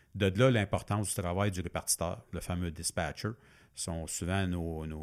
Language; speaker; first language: French; native; French